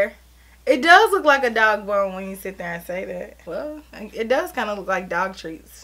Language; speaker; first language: English; native; English